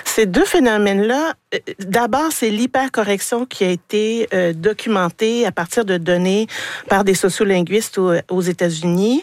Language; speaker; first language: French; native; French